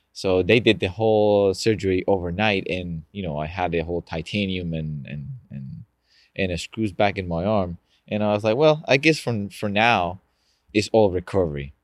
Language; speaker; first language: English; non-native, fluent; Spanish